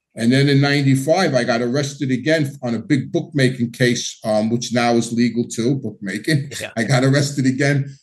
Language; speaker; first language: English; native; English